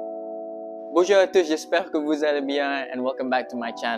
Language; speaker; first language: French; non-native, learner; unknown